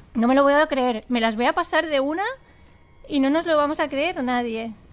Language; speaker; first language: Spanish; native; Spanish